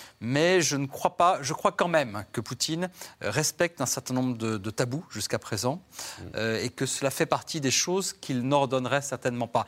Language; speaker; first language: French; native; French